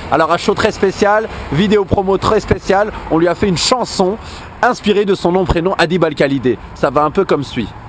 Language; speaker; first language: French; native; French